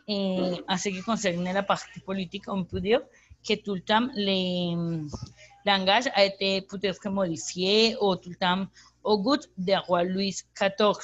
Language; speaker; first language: French; non-native, learner; Spanish